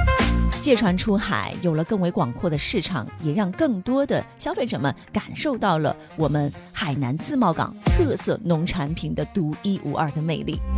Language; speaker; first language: Chinese; native; Chinese